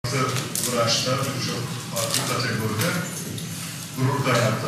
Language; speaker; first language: Turkish; native; Turkish